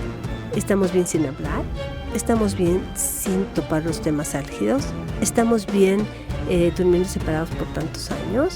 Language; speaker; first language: Spanish; native; Spanish